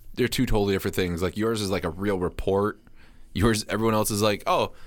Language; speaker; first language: English; native; English